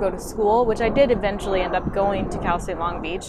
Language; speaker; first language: English; non-native, fluent; Japanese